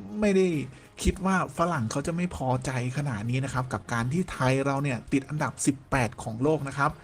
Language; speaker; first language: Thai; native; Thai